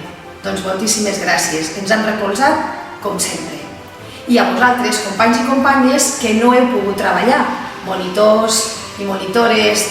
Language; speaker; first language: Catalan; native; Catalan